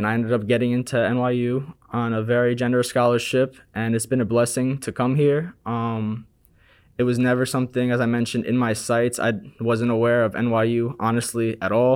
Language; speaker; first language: English; native; English